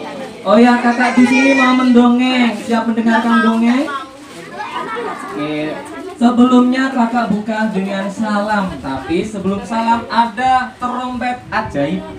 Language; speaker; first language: Indonesian; native; Indonesian